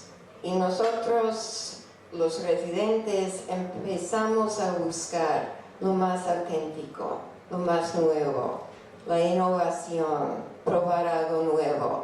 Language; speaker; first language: Spanish; non-native, fluent; English